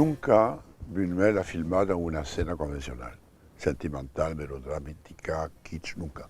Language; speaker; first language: Spanish; non-native, fluent; French